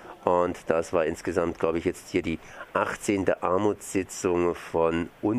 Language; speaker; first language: German; native; German